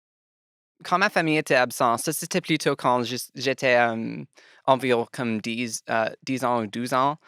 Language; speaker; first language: French; non-native, local second language; English